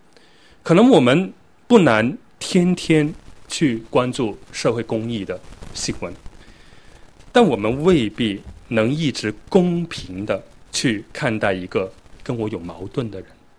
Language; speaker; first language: Chinese; native; Chinese